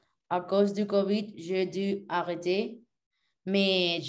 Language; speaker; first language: French; non-native, learner; Spanish